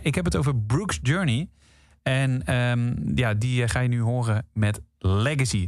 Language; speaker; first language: Dutch; native; Dutch